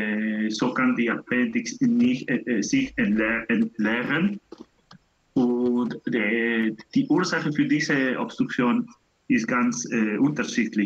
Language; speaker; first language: German; non-native, learner; Spanish